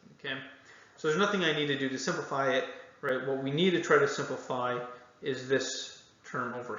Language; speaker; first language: English; native; English